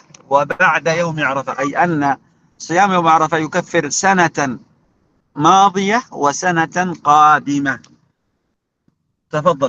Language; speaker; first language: Arabic; native; Arabic